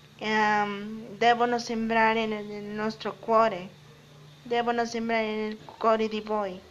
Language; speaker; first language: Italian; non-native, learner; Spanish